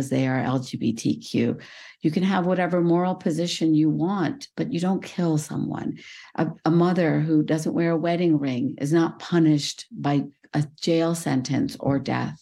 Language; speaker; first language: English; early bilingual, other home language; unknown